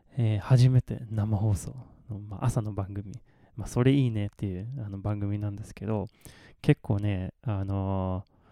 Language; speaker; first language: Japanese; non-native, fluent; Swedish